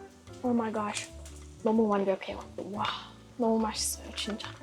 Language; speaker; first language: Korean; non-native, learner; English